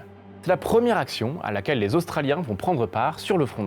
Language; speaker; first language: French; native; French